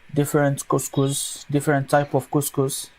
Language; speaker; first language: English; non-native, local second language; Arabic